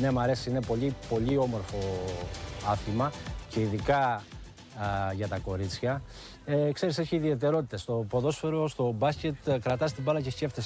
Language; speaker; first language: Greek; native; Greek